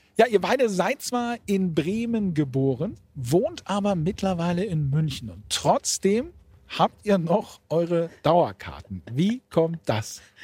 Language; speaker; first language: German; native; German